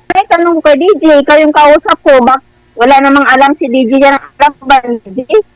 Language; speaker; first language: Filipino; non-native, local second language; Hiligaynon